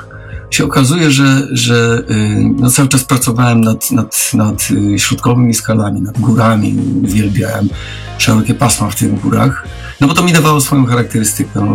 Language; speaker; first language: Polish; native; Polish